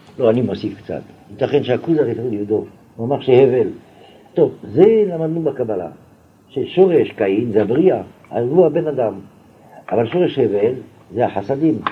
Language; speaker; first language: Hebrew; non-native, fluent; French